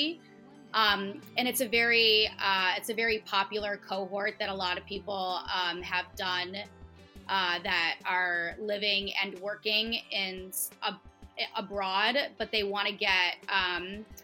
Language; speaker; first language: English; native; English